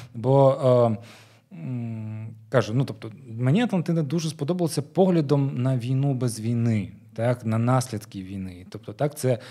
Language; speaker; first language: Ukrainian; native; Ukrainian